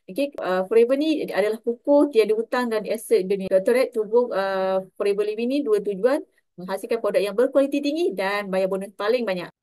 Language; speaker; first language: Malay; native; Malay